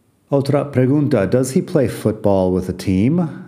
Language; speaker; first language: English; native; English